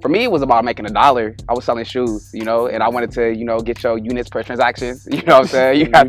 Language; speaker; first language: English; native; English